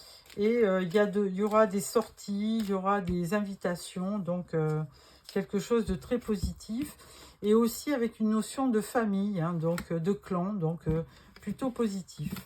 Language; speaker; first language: French; native; French